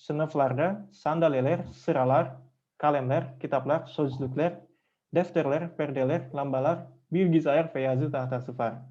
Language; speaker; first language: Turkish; non-native, fluent; Indonesian